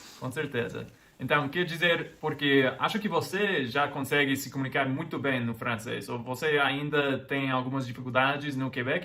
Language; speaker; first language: Portuguese; non-native, fluent; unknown